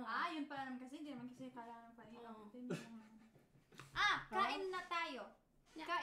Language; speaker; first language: Filipino; early bilingual, heritage; French